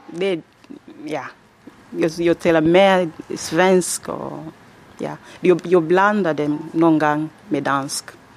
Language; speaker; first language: Danish; non-native, learner; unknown